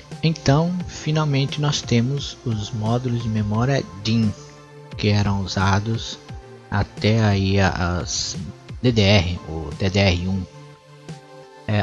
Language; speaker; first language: Portuguese; native; Portuguese